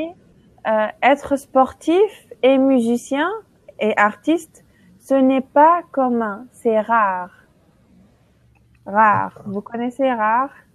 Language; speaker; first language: French; non-native, local second language; Arabic